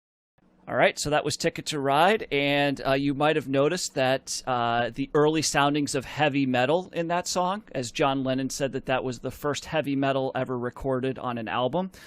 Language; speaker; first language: English; native; English